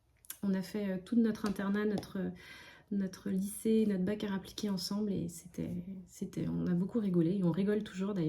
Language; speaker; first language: French; native; French